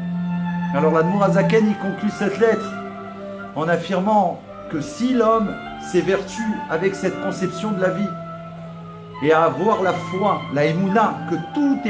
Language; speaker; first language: French; native; French